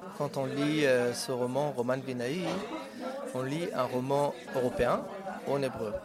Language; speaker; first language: French; non-native, fluent; Hebrew